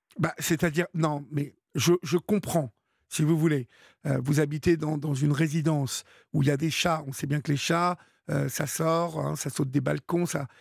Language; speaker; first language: French; native; French